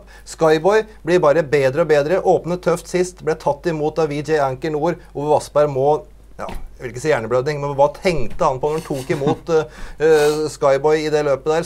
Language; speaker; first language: Norwegian; native; Norwegian